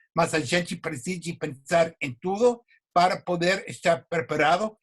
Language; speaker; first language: Portuguese; non-native, fluent; English